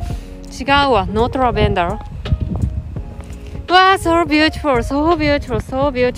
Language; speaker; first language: English; non-native, learner; Japanese